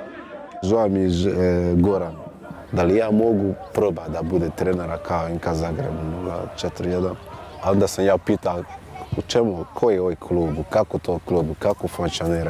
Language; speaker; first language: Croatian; non-native, learner; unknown